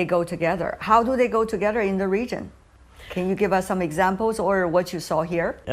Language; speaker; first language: English; non-native, fluent; Chinese